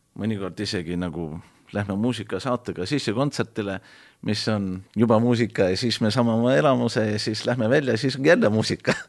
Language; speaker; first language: Estonian; early bilingual, heritage; Estonian